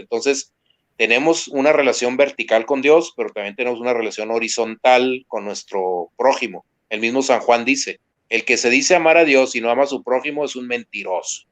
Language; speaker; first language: Spanish; native; Spanish